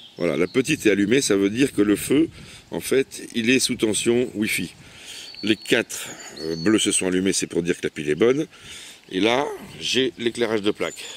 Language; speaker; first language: French; native; French